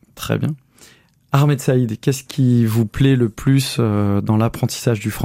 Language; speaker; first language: French; native; French